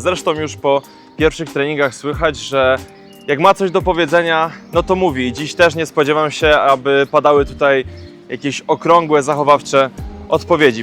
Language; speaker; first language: Polish; native; Polish